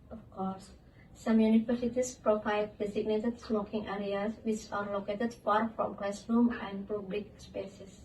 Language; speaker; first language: English; non-native, learner; Indonesian